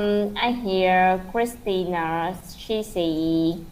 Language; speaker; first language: English; non-native, learner; Vietnamese